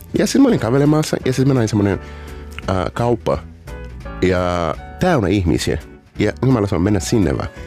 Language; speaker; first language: Finnish; non-native, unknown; Portuguese